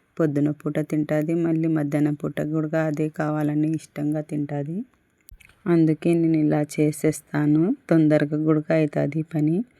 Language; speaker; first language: Telugu; non-native, local second language; Urdu